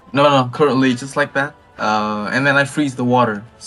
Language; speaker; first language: English; non-native, learner; Vietnamese